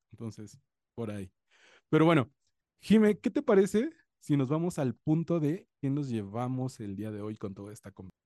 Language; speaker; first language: Spanish; native; Spanish